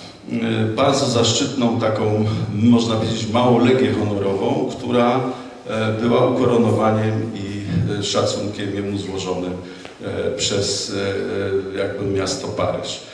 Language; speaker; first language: Polish; native; Polish